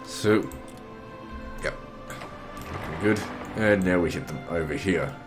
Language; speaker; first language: English; native; English